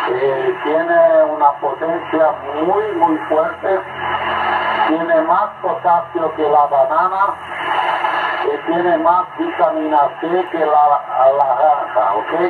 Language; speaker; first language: Spanish; non-native, learner; Portuguese